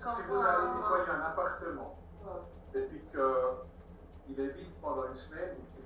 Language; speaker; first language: French; native; French